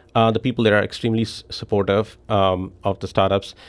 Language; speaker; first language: English; non-native, local second language; Hindi